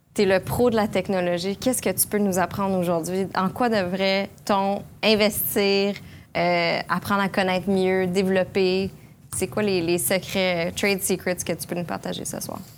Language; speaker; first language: French; native; French